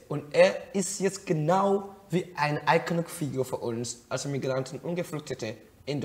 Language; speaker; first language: German; non-native, fluent; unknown